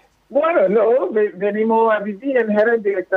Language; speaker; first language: Spanish; non-native, fluent; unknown